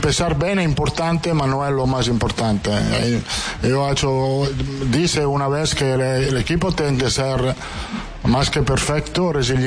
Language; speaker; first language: Portuguese; non-native, fluent; Italian